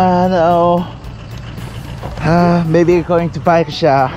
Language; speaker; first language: English; non-native, learner; Korean